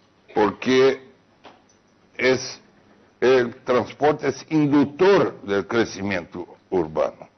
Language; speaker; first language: Spanish; non-native, fluent; Portuguese